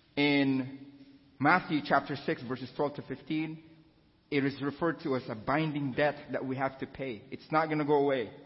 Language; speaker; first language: English; non-native, local second language; Filipino